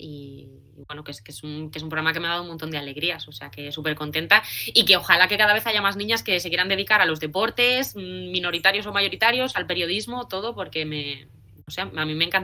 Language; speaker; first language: Spanish; native; Spanish